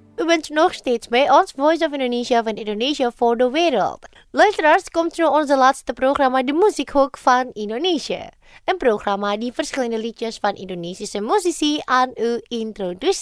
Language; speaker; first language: Dutch; non-native, fluent; Indonesian